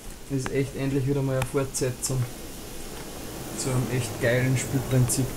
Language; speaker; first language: German; native; German